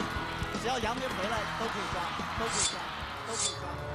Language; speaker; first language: Chinese; native; Chinese